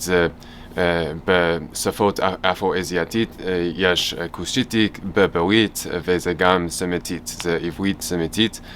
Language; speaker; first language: Hebrew; non-native, learner; English